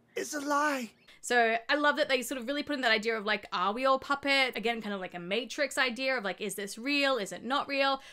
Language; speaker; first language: English; native; English